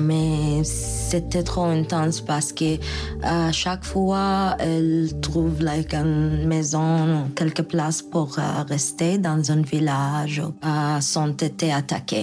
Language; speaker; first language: French; non-native, learner; Arabic